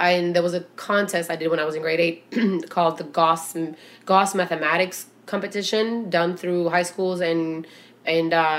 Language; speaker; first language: English; early bilingual, other home language; Albanian